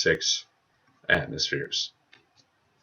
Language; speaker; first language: English; native; English